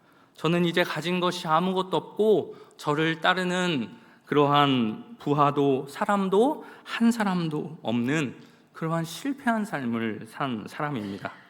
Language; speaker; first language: Korean; native; Korean